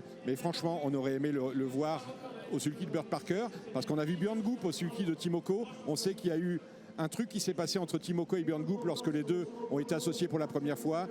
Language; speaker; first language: French; native; French